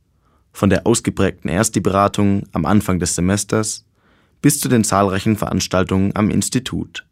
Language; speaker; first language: German; native; German